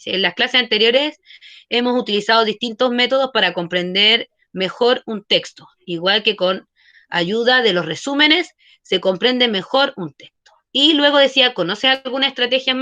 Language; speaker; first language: Spanish; native; Spanish